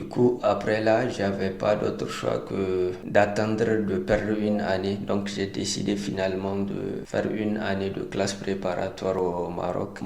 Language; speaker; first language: French; non-native, local second language; Hausa